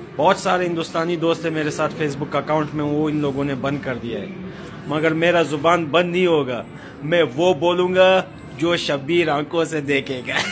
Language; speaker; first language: Hindi; non-native, fluent; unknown